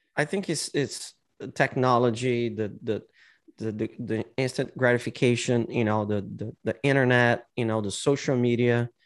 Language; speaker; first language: English; non-native, fluent; Portuguese